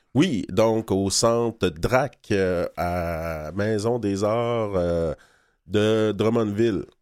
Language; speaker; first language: French; native; French